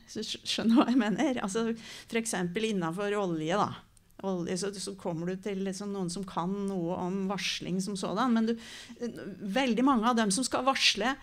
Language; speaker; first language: Norwegian; native; Norwegian